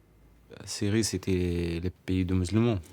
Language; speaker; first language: French; non-native, learner; Arabic